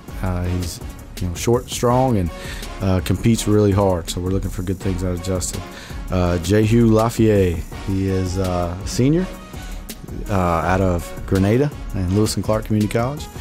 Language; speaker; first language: English; native; English